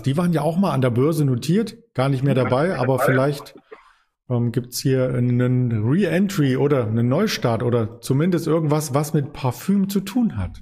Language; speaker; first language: German; native; German